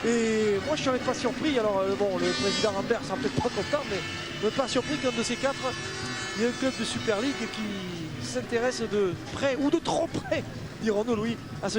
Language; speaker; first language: French; native; French